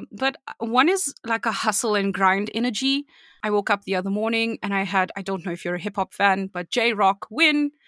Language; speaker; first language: English; native; English